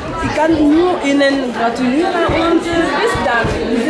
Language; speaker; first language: German; non-native, learner; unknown